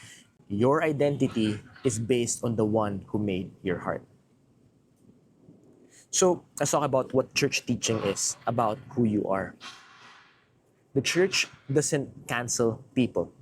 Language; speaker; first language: English; non-native, local second language; Filipino